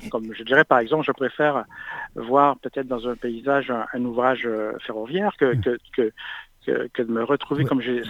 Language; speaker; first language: French; native; French